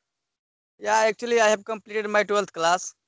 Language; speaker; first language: English; non-native, learner; Hindi